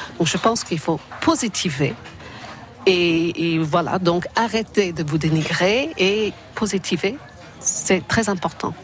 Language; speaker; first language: French; non-native, fluent; English